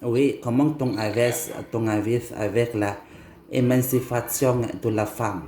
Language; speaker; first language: French; non-native, learner; Indonesian